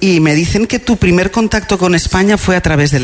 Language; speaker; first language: Spanish; native; Spanish